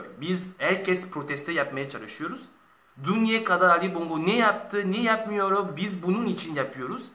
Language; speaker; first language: Turkish; non-native, learner; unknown